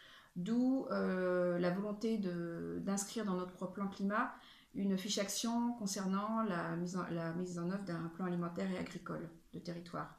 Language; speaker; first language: French; native; French